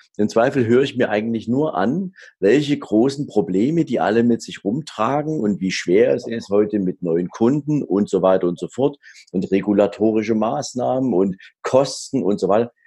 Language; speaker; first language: German; native; German